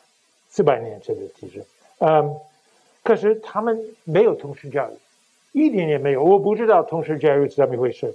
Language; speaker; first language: Chinese; non-native, fluent; English